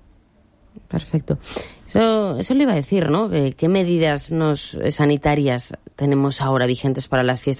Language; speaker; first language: Spanish; native; Spanish